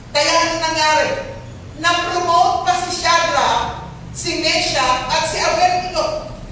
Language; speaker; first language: Filipino; native; Filipino